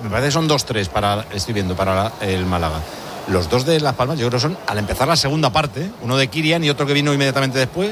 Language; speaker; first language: Spanish; native; Spanish